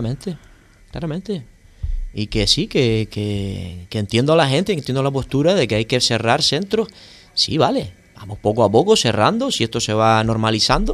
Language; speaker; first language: Spanish; native; Spanish